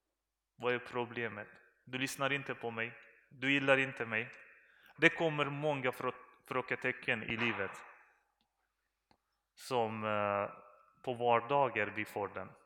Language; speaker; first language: Swedish; non-native, learner; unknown